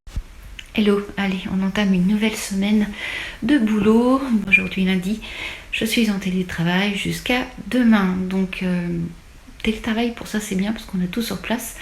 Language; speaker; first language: French; native; French